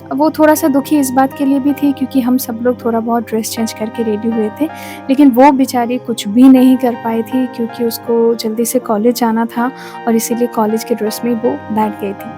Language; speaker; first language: Hindi; non-native, local second language; Bangla